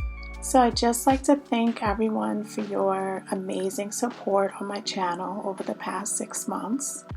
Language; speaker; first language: English; native; English